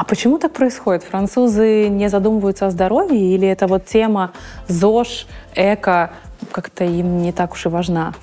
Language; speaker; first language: Russian; native; Russian